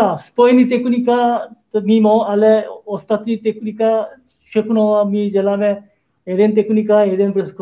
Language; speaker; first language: Czech; non-native, learner; Korean